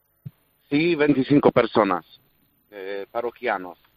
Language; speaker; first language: Spanish; non-native, fluent; Polish